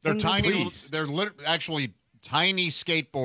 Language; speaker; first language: English; native; English